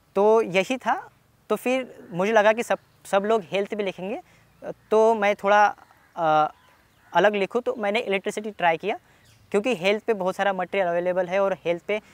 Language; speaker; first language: Hindi; non-native, local second language; Marathi